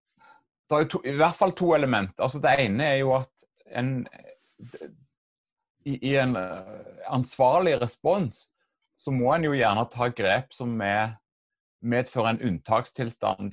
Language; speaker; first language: Norwegian; native; Norwegian